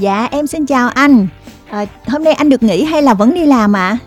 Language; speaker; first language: Vietnamese; native; Vietnamese